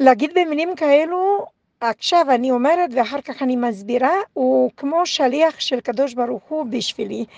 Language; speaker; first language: Hebrew; non-native, fluent; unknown